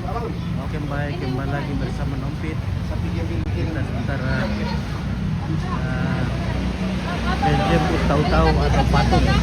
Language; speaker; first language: Indonesian; non-native, local second language; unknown